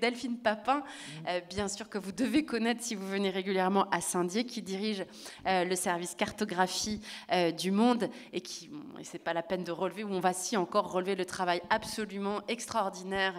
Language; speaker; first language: French; native; French